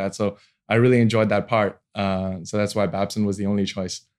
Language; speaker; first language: English; non-native, local second language; Cantonese